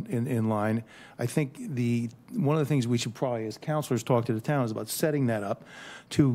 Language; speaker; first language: English; native; English